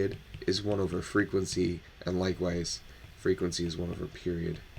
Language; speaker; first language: English; native; English